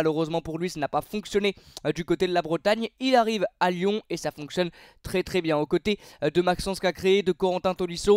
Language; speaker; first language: French; native; French